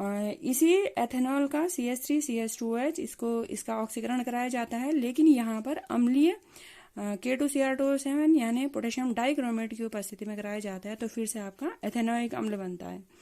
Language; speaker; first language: Hindi; native; Hindi